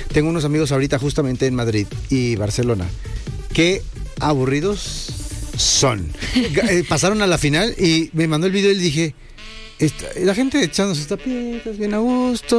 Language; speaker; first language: Spanish; native; Spanish